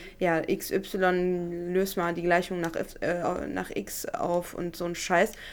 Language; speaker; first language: German; native; German